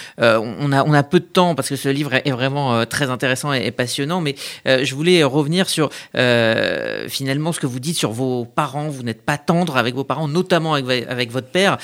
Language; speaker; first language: French; native; French